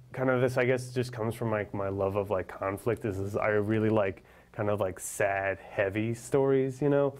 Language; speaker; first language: English; native; English